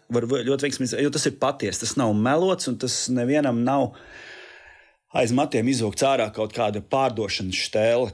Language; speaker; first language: Latvian; native; Latvian